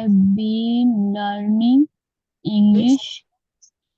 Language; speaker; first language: English; non-native, learner; Hindi